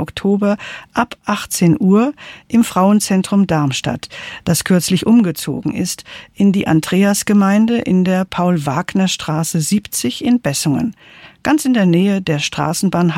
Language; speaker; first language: German; native; German